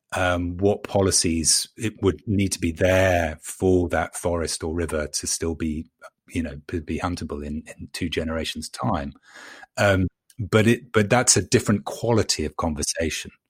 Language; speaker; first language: English; native; English